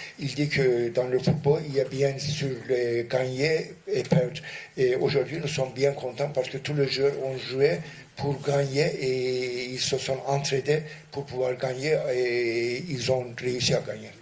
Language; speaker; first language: French; non-native, fluent; Turkish